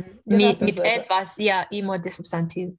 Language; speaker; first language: German; non-native, learner; Romanian